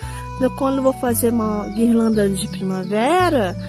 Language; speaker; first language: Portuguese; native; Portuguese